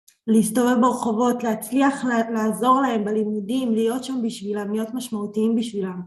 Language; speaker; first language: Hebrew; early bilingual, other home language; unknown